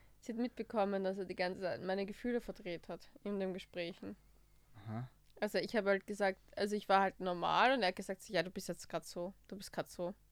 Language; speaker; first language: German; early bilingual, other home language; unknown